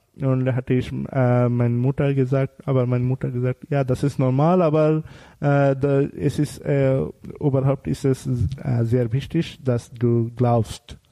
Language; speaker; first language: German; non-native, learner; Bangla